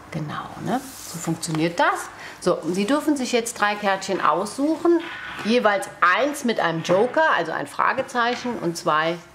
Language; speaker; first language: German; native; German